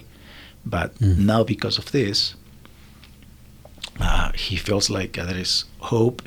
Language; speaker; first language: English; non-native, learner; Spanish